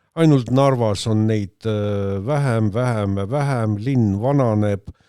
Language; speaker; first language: Estonian; non-native, local second language; Russian